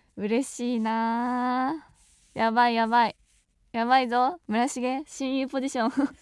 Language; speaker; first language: Japanese; native; Japanese